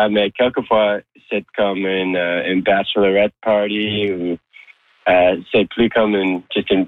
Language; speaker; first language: French; non-native, learner; English